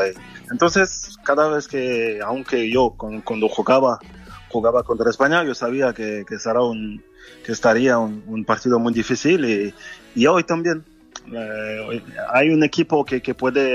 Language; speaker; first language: Spanish; non-native, fluent; French